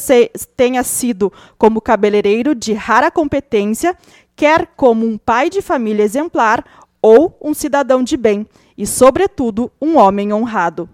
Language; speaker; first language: Portuguese; native; Portuguese